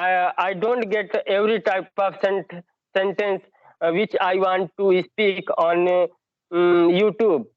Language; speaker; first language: English; non-native, learner; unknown